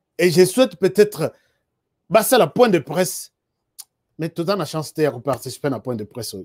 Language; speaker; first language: French; non-native, local second language; Lingala